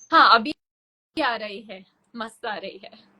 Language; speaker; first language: Hindi; non-native, local second language; Tulu